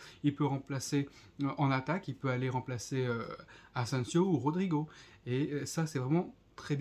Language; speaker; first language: French; native; French